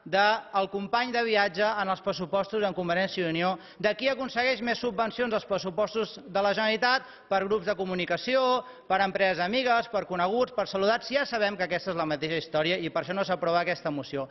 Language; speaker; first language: Catalan; native; Catalan